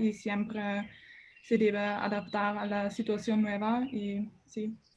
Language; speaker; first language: Spanish; non-native, learner; German